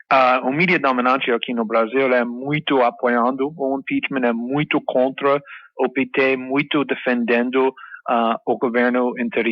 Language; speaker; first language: Portuguese; non-native, fluent; English